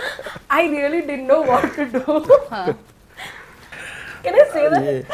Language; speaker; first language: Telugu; non-native, learner; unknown